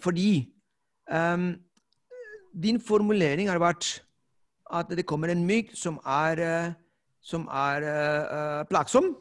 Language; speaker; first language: Norwegian; non-native, fluent; Spanish